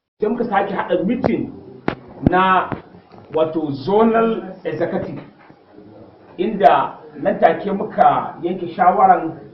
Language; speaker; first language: Hausa; native; Hausa